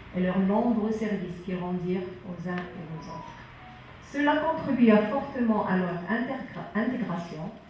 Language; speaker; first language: French; non-native, local second language; Arabic